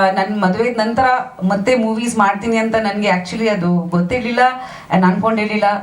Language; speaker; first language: Kannada; non-native, fluent; Bangla